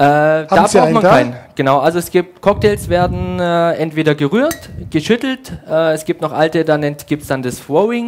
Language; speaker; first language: German; native; German